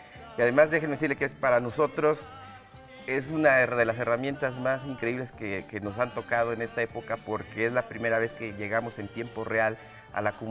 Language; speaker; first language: Spanish; native; Spanish